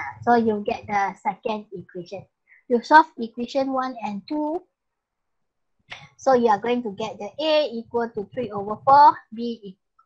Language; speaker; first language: English; non-native, local second language; Malay